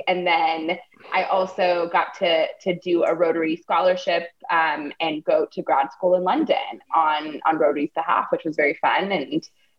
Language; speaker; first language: English; native; English